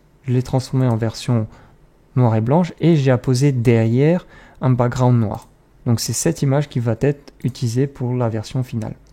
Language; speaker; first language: French; native; French